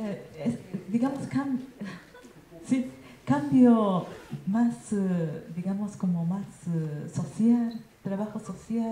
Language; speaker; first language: Spanish; non-native, learner; Japanese